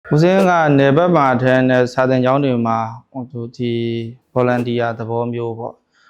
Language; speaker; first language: Burmese; native; Burmese